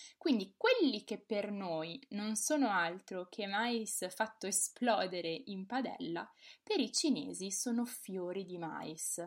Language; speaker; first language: Italian; native; Italian